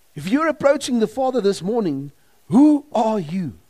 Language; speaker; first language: English; non-native, local second language; Afrikaans